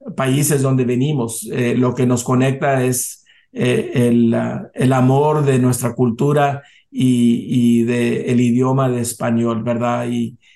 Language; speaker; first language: Spanish; early bilingual, heritage; Spanish